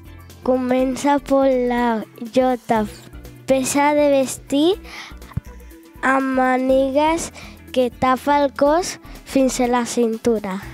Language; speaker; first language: Catalan; non-native, local second language; Spanish